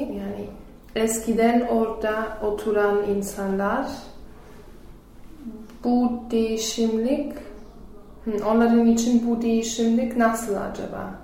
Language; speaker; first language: Turkish; non-native, learner; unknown